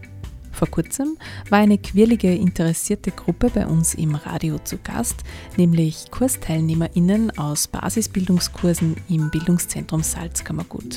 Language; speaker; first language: German; native; German